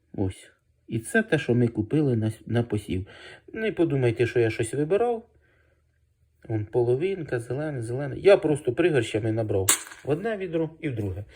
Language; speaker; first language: Ukrainian; native; Ukrainian